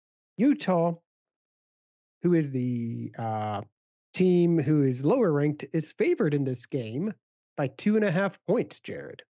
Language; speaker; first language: English; native; English